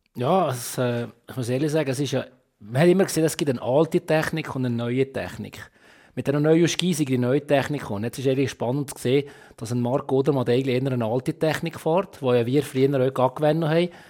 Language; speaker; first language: German; native; German